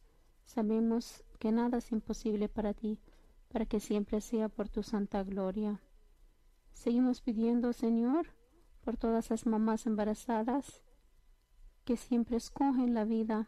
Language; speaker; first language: Spanish; non-native, fluent; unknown